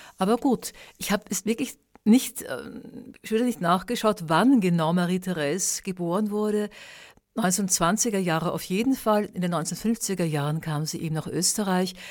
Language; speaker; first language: German; native; German